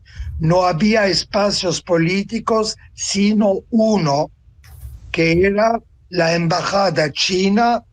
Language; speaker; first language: Spanish; non-native, fluent; Italian